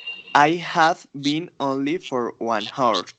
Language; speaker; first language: English; non-native, learner; Spanish